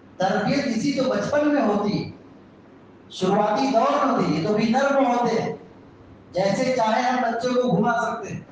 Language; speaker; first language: Urdu; native; Urdu